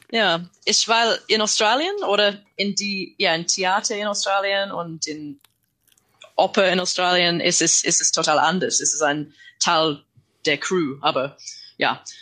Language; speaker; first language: German; non-native, learner; English